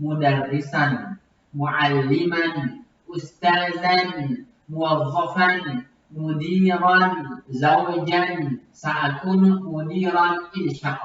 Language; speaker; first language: Arabic; non-native, fluent; Indonesian